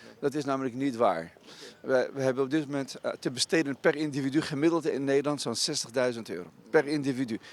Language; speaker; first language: Dutch; non-native, fluent; Riffian